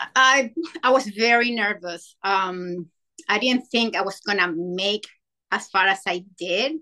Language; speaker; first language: English; non-native, fluent; Spanish